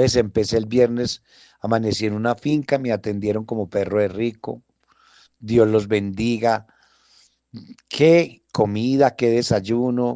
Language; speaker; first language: Spanish; native; Spanish